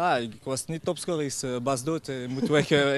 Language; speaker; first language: Dutch; non-native, learner; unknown